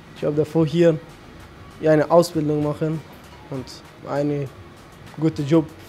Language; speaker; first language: German; non-native, learner; Persian